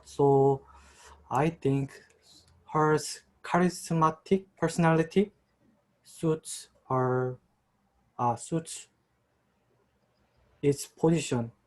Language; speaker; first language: English; non-native, learner; Korean